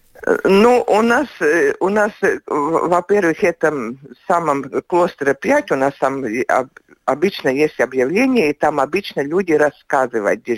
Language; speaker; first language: Russian; non-native, local second language; Latvian